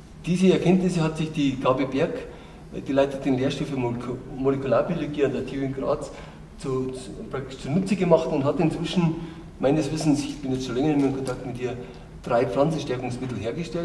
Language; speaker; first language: German; native; German